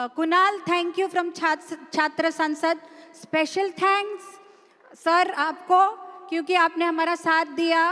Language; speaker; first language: Hindi; non-native, local second language; Marathi